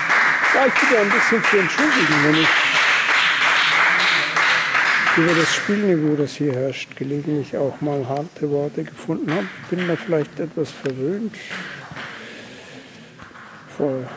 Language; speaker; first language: German; native; German